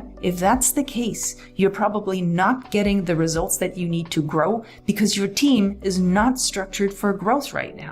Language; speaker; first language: English; native; English